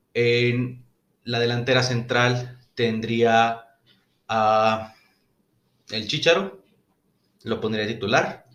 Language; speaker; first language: Spanish; native; Spanish